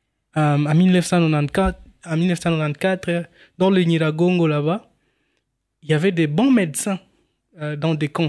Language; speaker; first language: French; non-native, local second language; Swahili